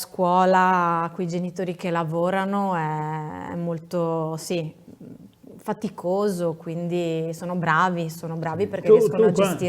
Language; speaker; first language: Italian; native; Italian